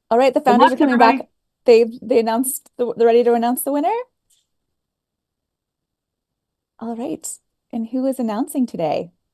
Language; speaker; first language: English; native; English